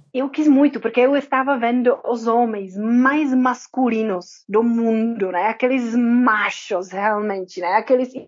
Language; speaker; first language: Portuguese; non-native, fluent; Czech